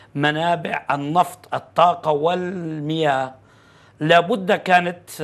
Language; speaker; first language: Arabic; non-native, fluent; Turkish